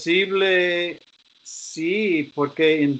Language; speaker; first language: Spanish; non-native, learner; English